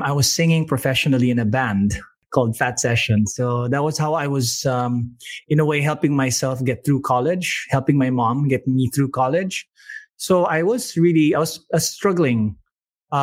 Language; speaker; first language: English; non-native, local second language; Filipino